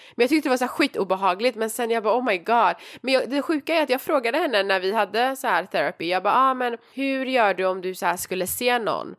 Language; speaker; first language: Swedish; early bilingual, other home language; Persian